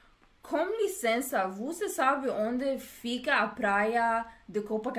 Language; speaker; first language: Portuguese; non-native, learner; English